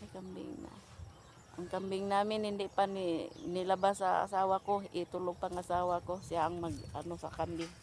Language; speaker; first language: Filipino; non-native, local second language; Cebuano